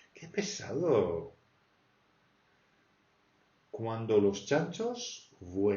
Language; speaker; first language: Spanish; non-native, fluent; French